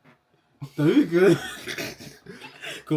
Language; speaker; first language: French; native; French